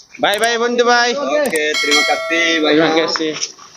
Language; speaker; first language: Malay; non-native, learner; Bangla